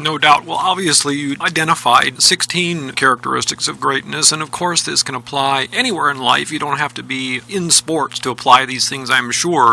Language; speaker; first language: English; native; English